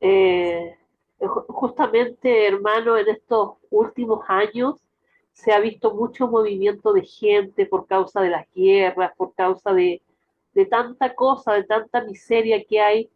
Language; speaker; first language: Spanish; native; Spanish